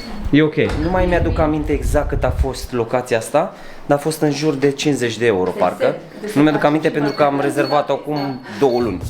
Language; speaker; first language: Romanian; native; Romanian